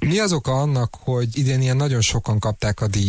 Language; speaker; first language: Hungarian; native; Hungarian